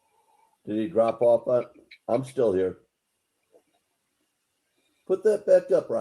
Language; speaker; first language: English; native; English